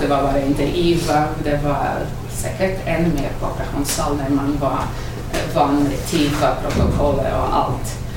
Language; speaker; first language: Swedish; non-native, fluent; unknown